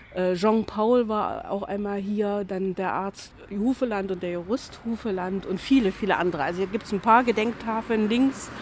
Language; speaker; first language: German; native; German